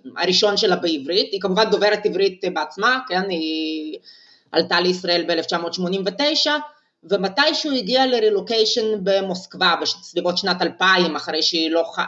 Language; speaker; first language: Hebrew; non-native, fluent; Russian